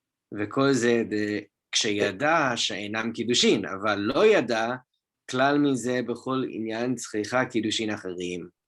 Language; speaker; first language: Hebrew; non-native, fluent; English